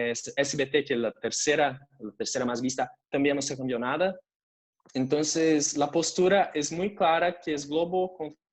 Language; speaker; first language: Spanish; non-native, fluent; Portuguese